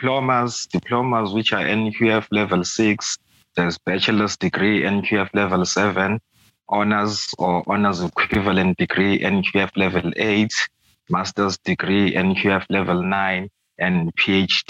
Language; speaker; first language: English; non-native, local second language; Zulu